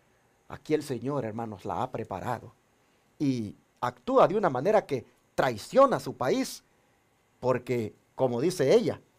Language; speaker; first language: Spanish; native; Spanish